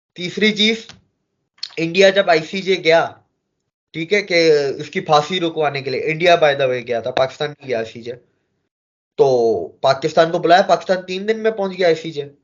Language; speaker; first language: Hindi; native; Hindi